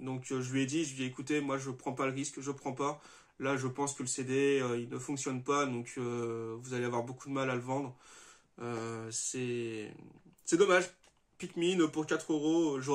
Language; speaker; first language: French; native; French